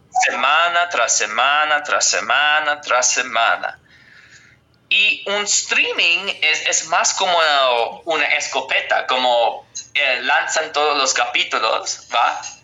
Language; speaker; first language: Spanish; non-native, fluent; English